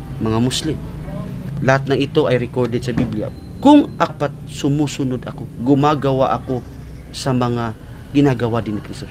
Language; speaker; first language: Filipino; non-native, local second language; Cebuano